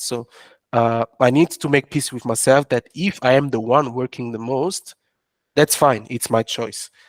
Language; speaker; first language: English; non-native, fluent; French